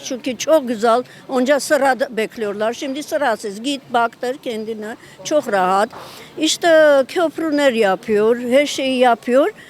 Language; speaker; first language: Turkish; non-native, learner; Armenian